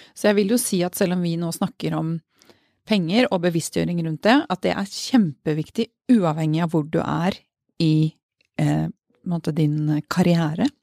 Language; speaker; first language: Norwegian; native; Norwegian